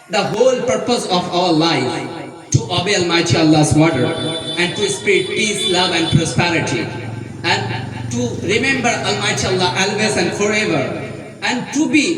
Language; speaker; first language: English; non-native, local second language; Bangla